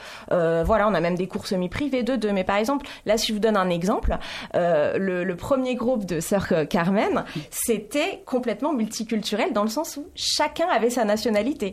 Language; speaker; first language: French; native; French